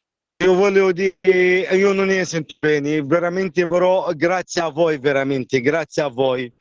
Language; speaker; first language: Italian; non-native, learner; Arabic